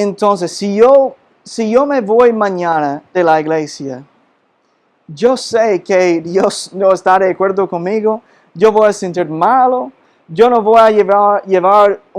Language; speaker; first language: Spanish; non-native, fluent; English